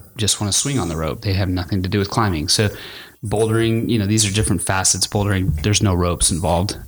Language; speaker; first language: English; native; English